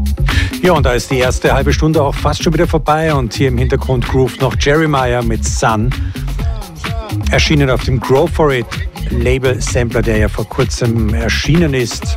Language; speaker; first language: German; native; German